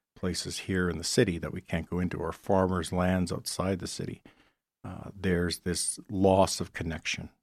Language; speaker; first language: English; native; English